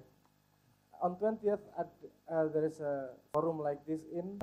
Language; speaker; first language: English; non-native, fluent; Indonesian